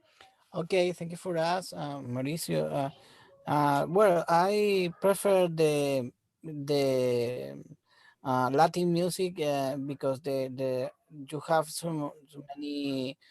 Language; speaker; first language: English; non-native, learner; Spanish